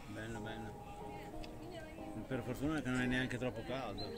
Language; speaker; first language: Italian; native; Italian